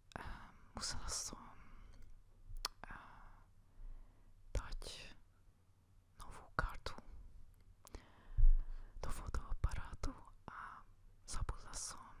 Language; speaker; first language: Slovak; non-native, local second language; Hungarian